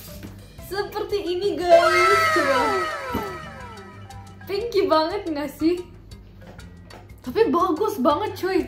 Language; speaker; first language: Indonesian; non-native, fluent; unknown